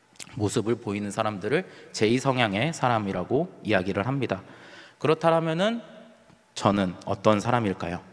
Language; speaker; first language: Korean; native; Korean